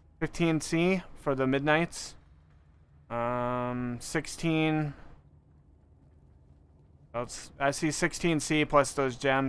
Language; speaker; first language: English; native; English